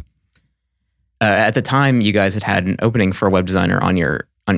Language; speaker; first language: English; native; English